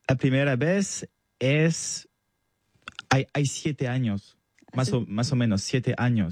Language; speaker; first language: Spanish; non-native, learner; French